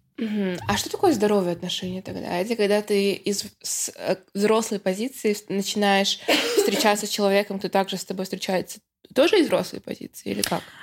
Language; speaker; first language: Russian; native; Russian